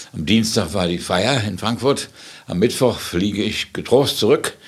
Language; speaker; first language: German; native; German